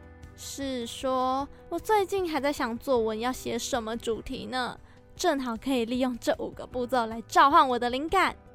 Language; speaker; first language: Chinese; native; Chinese